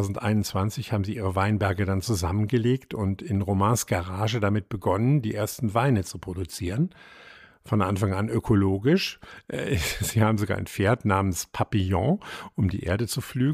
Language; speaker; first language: German; native; German